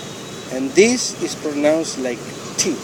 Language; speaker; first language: English; non-native, fluent; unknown